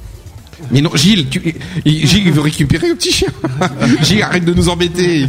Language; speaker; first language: French; native; French